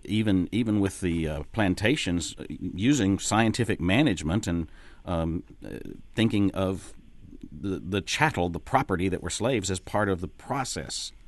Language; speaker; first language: English; native; English